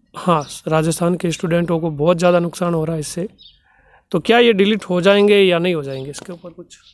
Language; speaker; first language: Hindi; native; Hindi